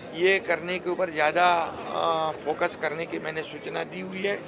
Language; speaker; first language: Hindi; non-native, local second language; Marathi